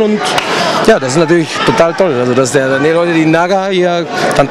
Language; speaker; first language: German; native; German